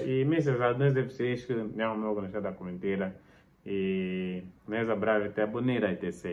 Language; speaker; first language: Bulgarian; non-native, learner; Portuguese